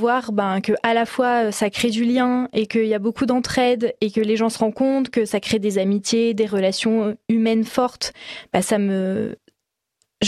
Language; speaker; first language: French; native; French